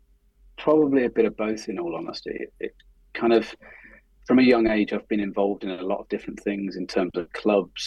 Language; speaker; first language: English; native; English